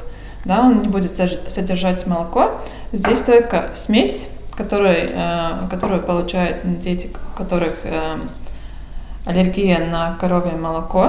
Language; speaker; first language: Russian; non-native, local second language; Latvian